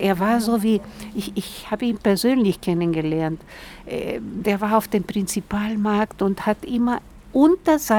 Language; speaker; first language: German; non-native, fluent; Spanish